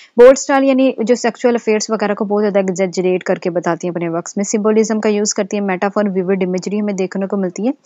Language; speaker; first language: Urdu; native; Urdu